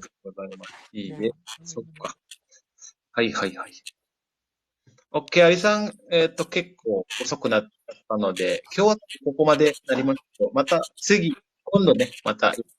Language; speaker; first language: Japanese; non-native, fluent; Indonesian